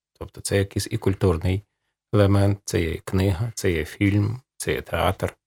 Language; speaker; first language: Ukrainian; native; Ukrainian